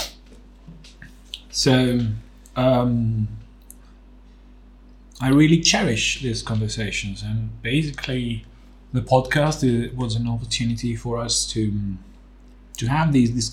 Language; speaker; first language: English; non-native, fluent; Greek